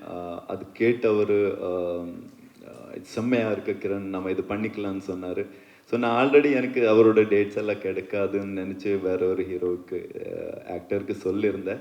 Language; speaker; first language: Tamil; non-native, learner; Kannada